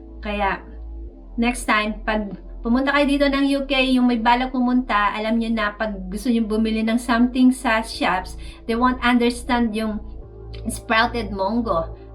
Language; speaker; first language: Filipino; native; Filipino